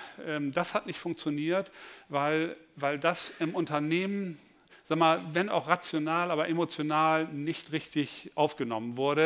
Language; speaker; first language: German; native; German